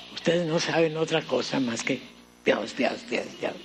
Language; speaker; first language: Spanish; native; Spanish